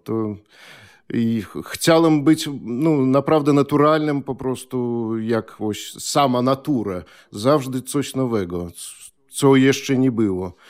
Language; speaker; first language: Polish; non-native, fluent; Belarusian